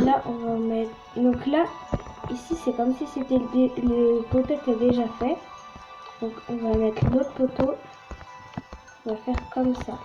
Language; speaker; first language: French; native; French